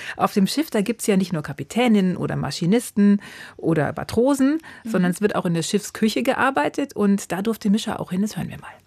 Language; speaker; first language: German; native; German